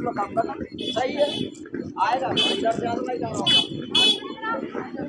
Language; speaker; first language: Hindi; native; Hindi